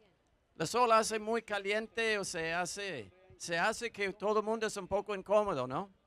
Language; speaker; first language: Spanish; non-native, fluent; English